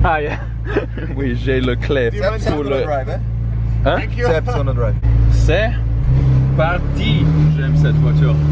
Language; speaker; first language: French; non-native, learner; English